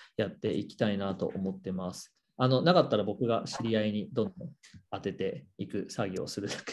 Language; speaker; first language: Japanese; native; Japanese